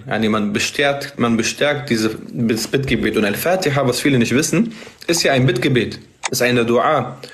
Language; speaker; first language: German; early bilingual, other home language; Arabic